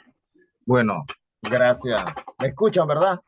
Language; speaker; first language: Spanish; native; Spanish